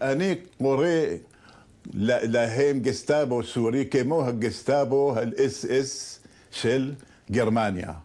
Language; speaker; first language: Hebrew; non-native, fluent; Arabic